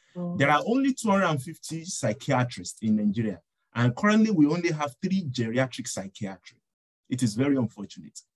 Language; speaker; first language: English; non-native, local second language; Yoruba